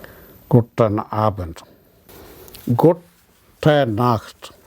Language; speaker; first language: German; non-native, fluent; Malayalam